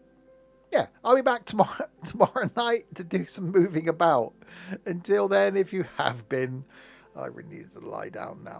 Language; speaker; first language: English; native; English